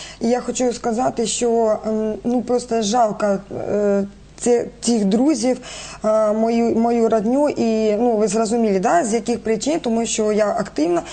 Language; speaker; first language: Ukrainian; non-native, local second language; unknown